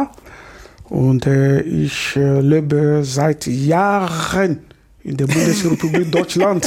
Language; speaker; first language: German; non-native, fluent; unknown